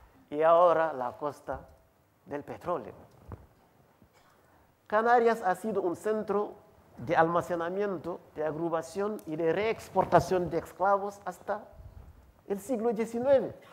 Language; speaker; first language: Spanish; non-native, fluent; Wolof